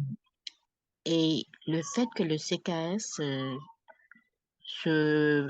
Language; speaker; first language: French; non-native, fluent; Khmer